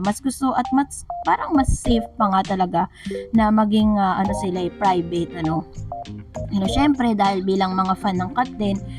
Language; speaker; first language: Filipino; native; Filipino